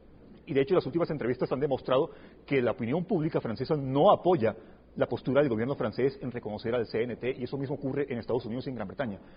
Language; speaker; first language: Spanish; native; Spanish